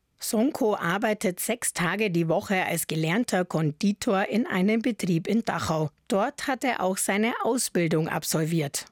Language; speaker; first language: German; native; German